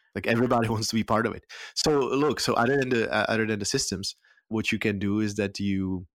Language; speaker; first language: English; non-native, fluent; Czech